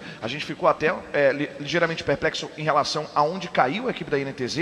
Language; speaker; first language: Portuguese; native; Portuguese